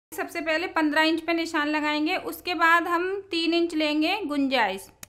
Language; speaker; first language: Hindi; native; Hindi